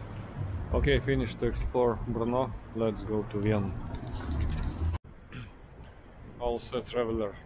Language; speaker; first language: English; non-native, fluent; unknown